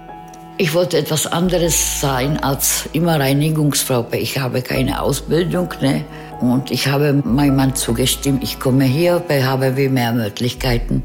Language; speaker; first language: German; non-native, fluent; Czech